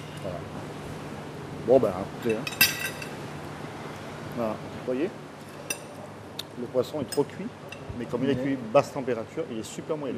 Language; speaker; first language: French; native; French